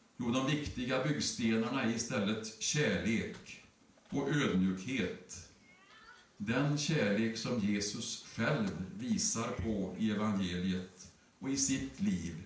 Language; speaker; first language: Swedish; native; Swedish